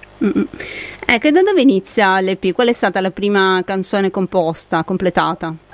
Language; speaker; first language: Italian; native; Italian